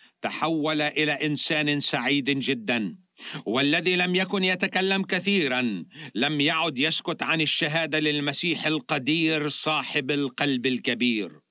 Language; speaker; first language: Arabic; native; Arabic